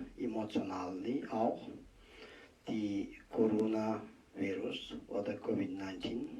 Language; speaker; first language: German; non-native, learner; Tibetan